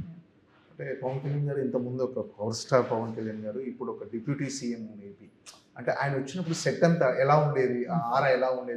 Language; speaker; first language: Telugu; native; Telugu